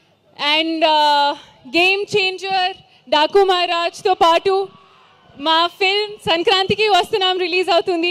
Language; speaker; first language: Telugu; non-native, learner; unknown